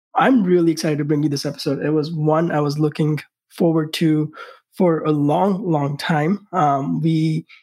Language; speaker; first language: English; non-native, local second language; Hindi